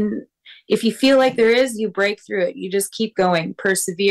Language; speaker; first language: English; native; English